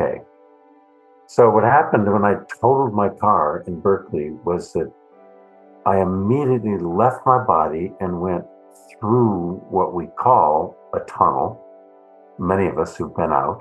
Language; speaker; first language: English; native; English